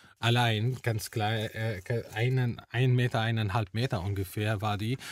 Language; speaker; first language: German; non-native, fluent; Arabic